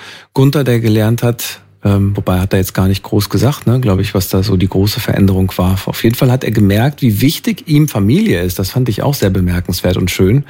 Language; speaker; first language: German; native; German